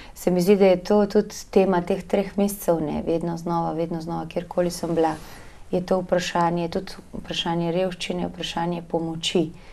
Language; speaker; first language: Slovenian; native; Slovenian